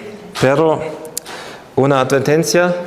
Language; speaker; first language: Spanish; non-native, fluent; German